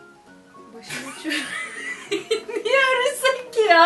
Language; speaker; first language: Turkish; non-native, fluent; Arabic